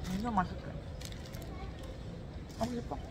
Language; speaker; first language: Korean; non-native, learner; Urdu